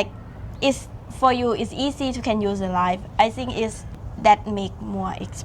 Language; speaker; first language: English; non-native, learner; Thai